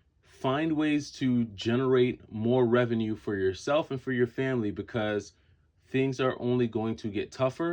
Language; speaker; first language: English; native; English